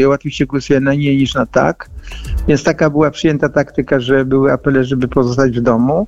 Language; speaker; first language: Polish; native; Polish